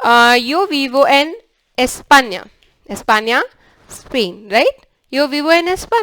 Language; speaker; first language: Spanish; non-native, learner; English